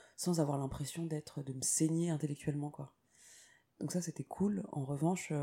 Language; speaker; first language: French; native; French